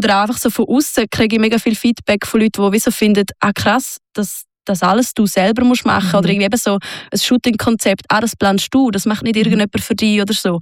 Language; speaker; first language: German; native; German